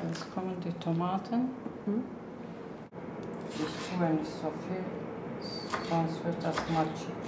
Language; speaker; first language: German; non-native, fluent; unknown